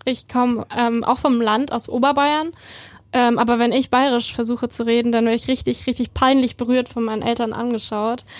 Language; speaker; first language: German; native; German